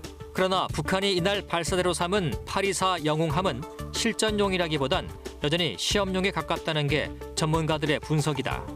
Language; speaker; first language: Korean; native; Korean